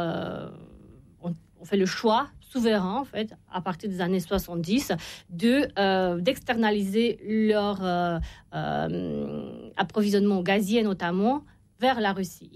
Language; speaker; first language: French; non-native, fluent; Romanian